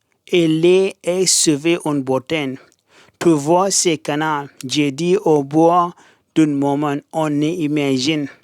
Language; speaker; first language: French; non-native, learner; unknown